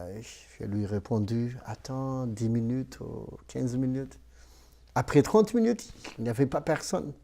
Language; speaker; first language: French; non-native, local second language; Malagasy